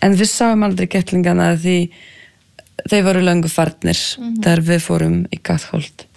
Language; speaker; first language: Icelandic; non-native, fluent; Polish